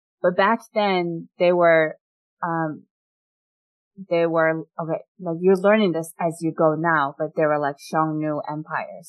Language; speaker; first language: English; non-native, fluent; Mongolian